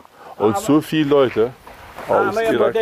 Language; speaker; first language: German; non-native, learner; Kurdish